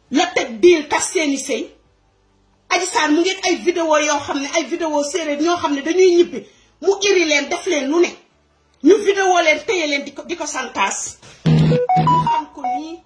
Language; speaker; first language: Wolof; non-native, local second language; Serer